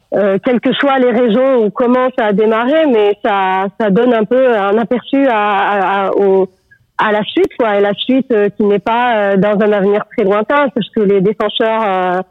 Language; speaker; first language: French; non-native, local second language; Arabic